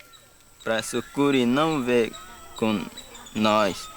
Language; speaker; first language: Portuguese; non-native, local second language; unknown